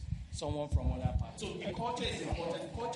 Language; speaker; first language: English; non-native, local second language; Yoruba